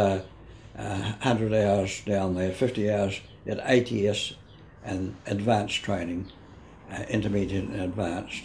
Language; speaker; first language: English; native; English